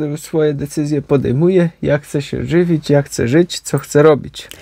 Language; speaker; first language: Polish; native; Polish